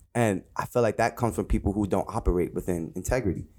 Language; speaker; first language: English; native; English